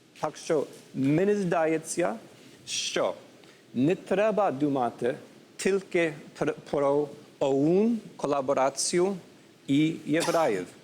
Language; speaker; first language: Ukrainian; non-native, learner; English